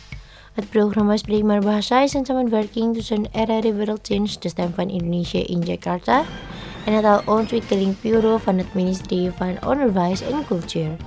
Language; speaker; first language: Dutch; non-native, learner; Indonesian